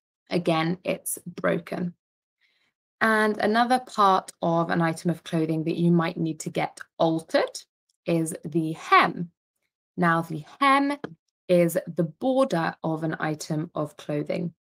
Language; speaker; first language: English; native; English